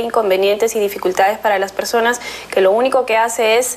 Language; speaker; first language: Spanish; native; Spanish